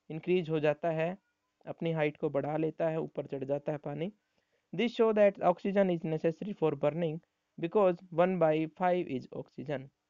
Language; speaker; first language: Hindi; native; Hindi